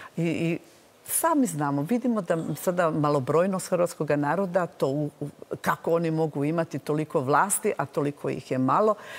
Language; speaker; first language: Croatian; native; Croatian